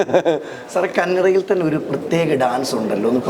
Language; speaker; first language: Malayalam; native; Malayalam